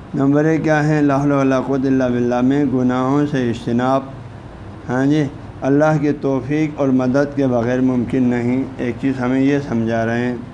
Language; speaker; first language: Urdu; non-native, local second language; Balti